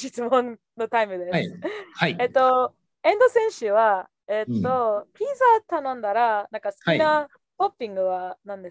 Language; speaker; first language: Japanese; non-native, fluent; English